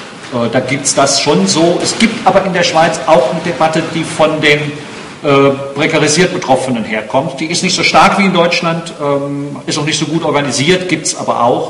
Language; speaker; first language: German; native; German